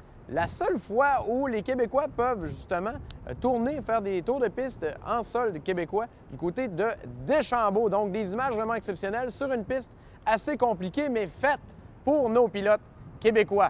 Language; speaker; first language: French; native; French